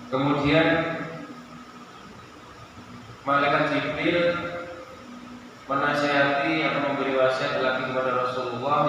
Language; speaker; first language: Indonesian; non-native, local second language; Javanese